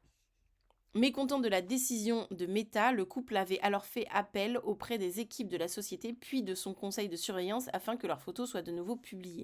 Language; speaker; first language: French; native; French